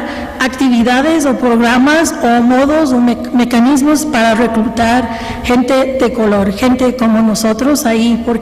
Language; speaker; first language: Spanish; early bilingual, heritage; Spanish